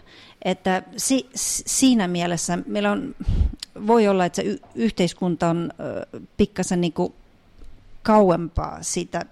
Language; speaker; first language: Finnish; non-native, fluent; Russian